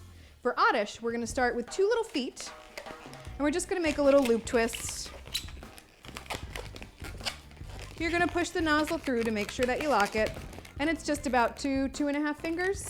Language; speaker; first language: English; native; English